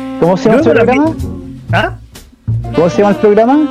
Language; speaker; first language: Spanish; native; Spanish